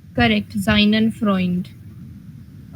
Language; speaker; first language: German; non-native, fluent; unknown